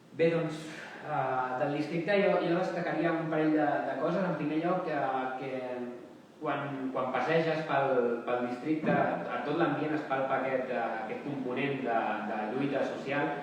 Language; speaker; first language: Catalan; native; Catalan